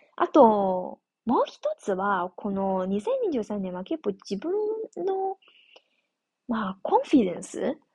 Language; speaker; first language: Japanese; non-native, fluent; Chinese